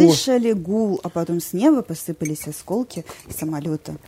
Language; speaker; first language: Russian; native; Russian